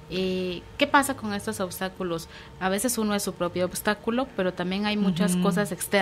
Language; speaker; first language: Spanish; native; Spanish